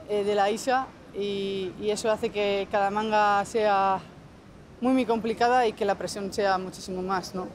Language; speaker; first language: English; native; English